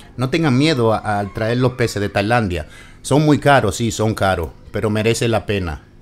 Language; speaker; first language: Spanish; native; Spanish